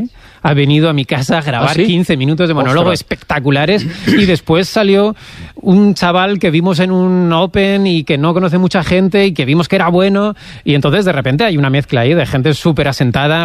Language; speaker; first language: Spanish; native; Spanish